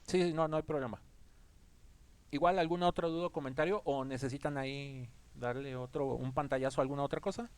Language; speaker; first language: Spanish; native; Spanish